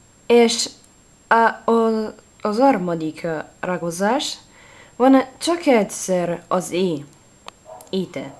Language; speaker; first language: Hungarian; non-native, learner; Italian